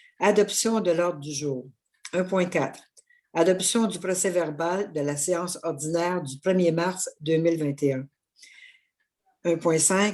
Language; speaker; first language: French; native; French